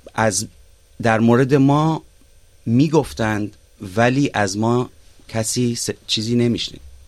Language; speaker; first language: Persian; non-native, local second language; Arabic